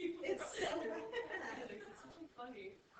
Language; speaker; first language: English; native; English